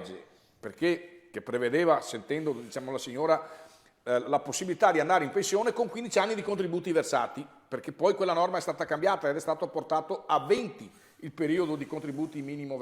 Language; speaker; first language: Italian; native; Italian